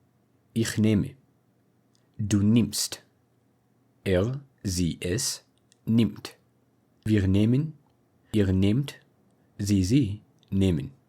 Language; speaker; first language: German; non-native, fluent; English